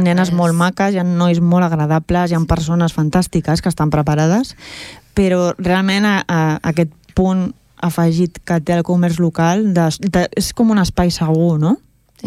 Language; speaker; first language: Catalan; native; Catalan